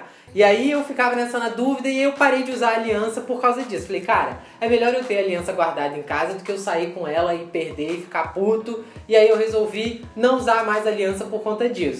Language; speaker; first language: Portuguese; native; Portuguese